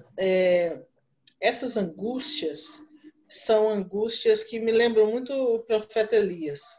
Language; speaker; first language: Portuguese; native; Portuguese